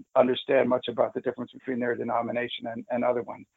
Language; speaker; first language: English; native; English